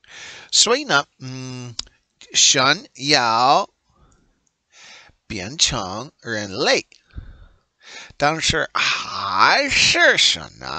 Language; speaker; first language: Chinese; non-native, learner; English